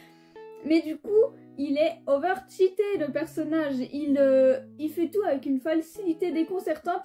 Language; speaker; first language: French; native; French